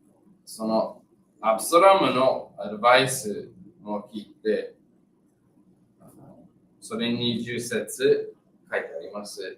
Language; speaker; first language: Japanese; non-native, learner; English